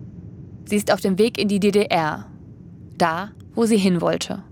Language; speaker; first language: German; native; German